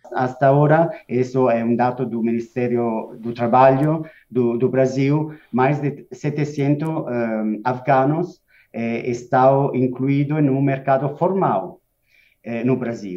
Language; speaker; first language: Portuguese; non-native, fluent; Spanish